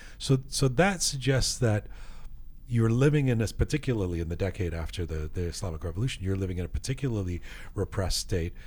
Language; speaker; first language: English; early bilingual, other home language; Persian